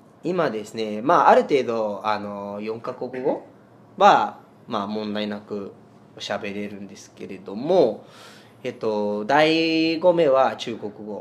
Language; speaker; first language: Japanese; non-native, fluent; Spanish